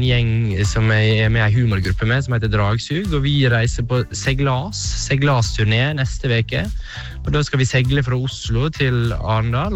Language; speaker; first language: Norwegian; native; Norwegian